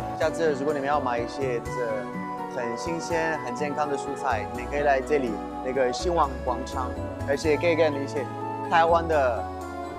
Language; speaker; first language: Chinese; non-native, fluent; French